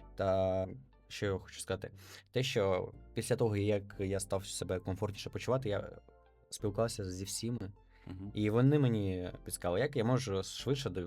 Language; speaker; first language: Ukrainian; native; Ukrainian